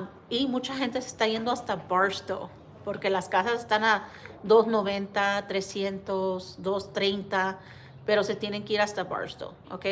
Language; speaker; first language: Spanish; early bilingual, heritage; Spanish